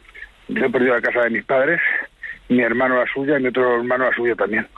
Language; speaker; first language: Spanish; native; Spanish